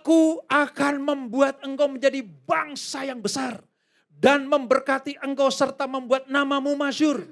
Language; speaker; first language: Indonesian; native; Indonesian